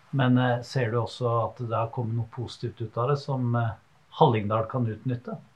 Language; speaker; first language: Norwegian; native; Norwegian